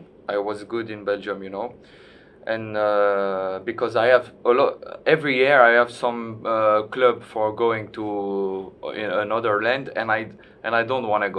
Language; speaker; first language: English; non-native, learner; French